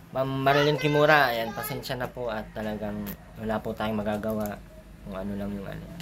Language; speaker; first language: Filipino; native; Filipino